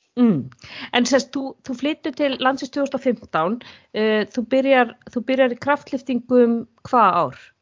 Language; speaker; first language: Icelandic; native; Icelandic